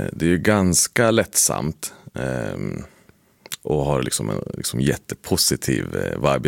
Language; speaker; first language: Swedish; native; Swedish